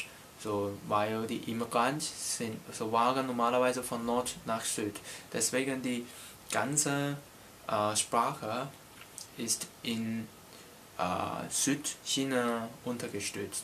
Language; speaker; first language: German; non-native, learner; Cantonese